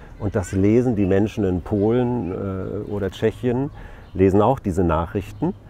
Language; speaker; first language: German; native; German